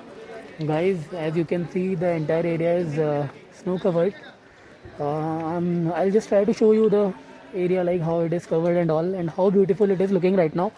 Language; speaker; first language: English; non-native, local second language; Hindi